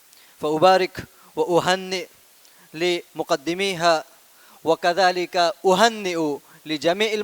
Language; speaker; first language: Arabic; non-native, fluent; Urdu